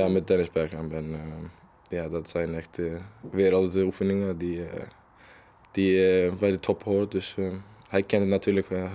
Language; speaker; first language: Dutch; non-native, learner; Icelandic